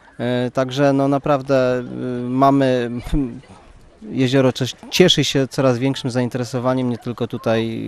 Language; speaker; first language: Polish; native; Polish